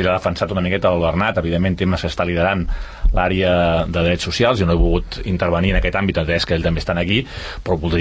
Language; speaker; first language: Catalan; native; Catalan